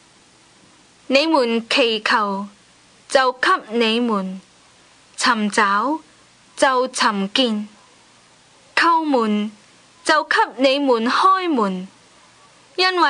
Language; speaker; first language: Cantonese; native; Cantonese